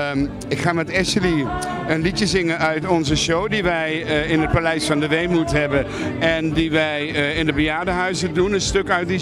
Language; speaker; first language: Dutch; native; Dutch